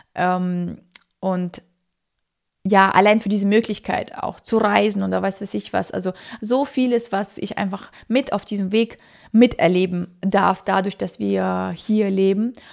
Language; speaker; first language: German; early bilingual, other home language; Russian